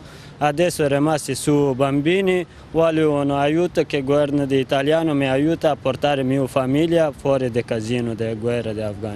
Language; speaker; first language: Italian; non-native, learner; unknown